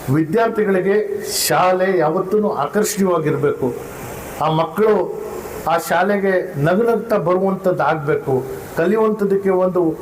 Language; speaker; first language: Kannada; non-native, local second language; Urdu